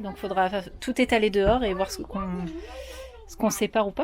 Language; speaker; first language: French; native; French